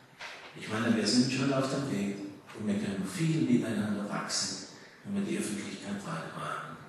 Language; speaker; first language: German; early bilingual, heritage; German